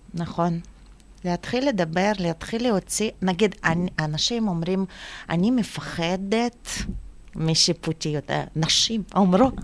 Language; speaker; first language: Hebrew; non-native, fluent; Russian